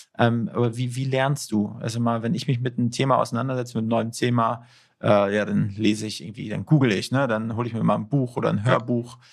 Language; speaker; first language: German; native; German